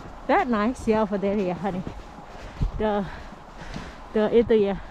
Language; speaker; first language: English; non-native, learner; Indonesian